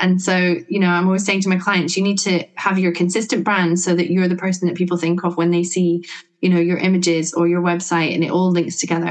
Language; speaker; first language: English; native; English